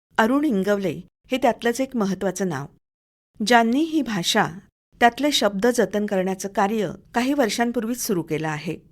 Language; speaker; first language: Marathi; native; Marathi